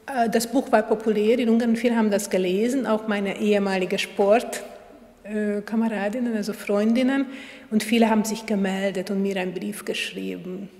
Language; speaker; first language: German; non-native, fluent; Hungarian